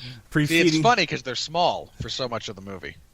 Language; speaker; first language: English; native; English